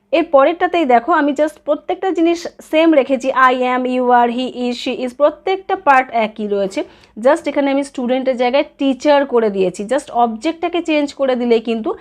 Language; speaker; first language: Bangla; native; Bangla